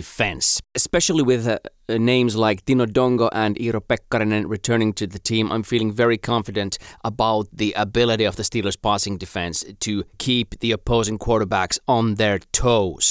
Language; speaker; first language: English; non-native, fluent; Finnish